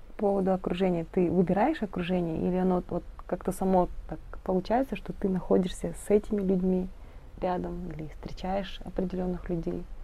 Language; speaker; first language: Russian; non-native, local second language; Kazakh